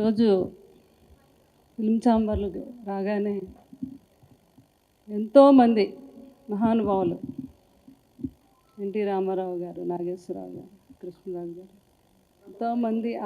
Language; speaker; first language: Telugu; native; Telugu